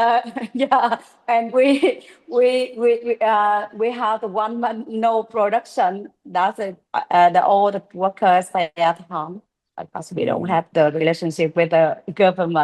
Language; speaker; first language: English; non-native, learner; Vietnamese